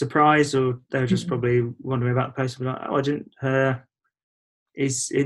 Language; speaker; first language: English; native; English